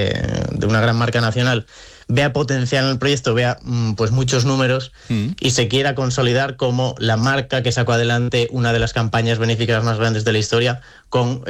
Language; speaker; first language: Spanish; native; Spanish